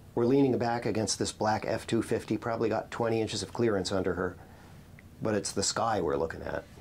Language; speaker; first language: English; native; English